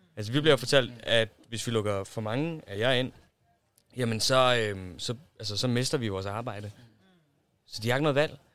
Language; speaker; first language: Danish; early bilingual, other home language; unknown